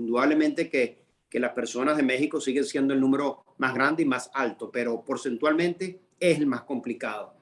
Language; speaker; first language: Spanish; native; Spanish